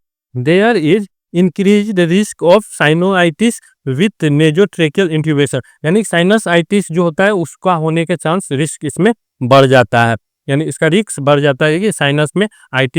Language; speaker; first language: Hindi; native; Hindi